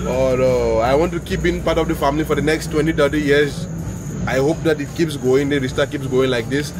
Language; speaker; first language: Hindi; non-native, fluent; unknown